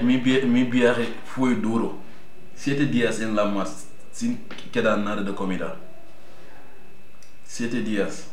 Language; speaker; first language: Spanish; non-native, learner; Wolof